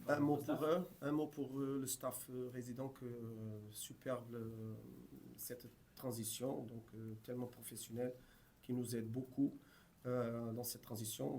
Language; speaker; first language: French; non-native, fluent; Portuguese